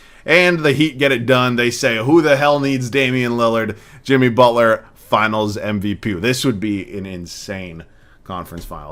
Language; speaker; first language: English; native; English